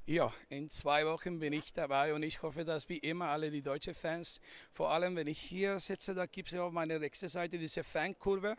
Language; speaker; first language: German; non-native, fluent; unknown